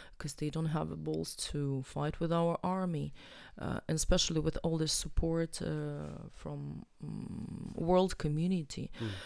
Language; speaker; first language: English; non-native, learner; Ukrainian